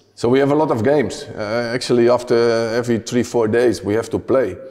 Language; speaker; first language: English; non-native, fluent; Dutch